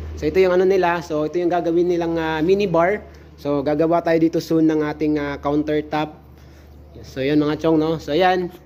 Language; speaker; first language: Filipino; non-native, local second language; Cebuano